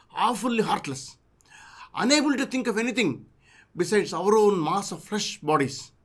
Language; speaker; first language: English; non-native, local second language; Telugu